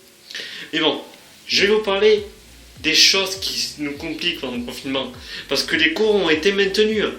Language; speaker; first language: French; native; French